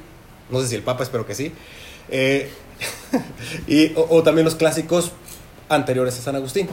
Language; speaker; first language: Spanish; native; Spanish